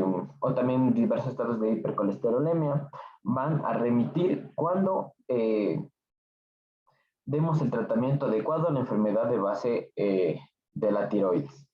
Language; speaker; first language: Spanish; native; Spanish